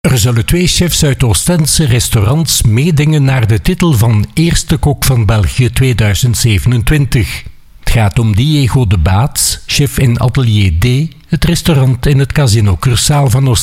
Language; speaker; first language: Dutch; native; Dutch